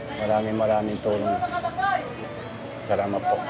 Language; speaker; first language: Filipino; non-native, learner; Japanese